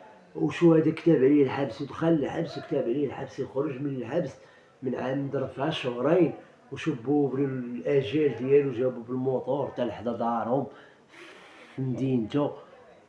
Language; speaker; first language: Arabic; native; Arabic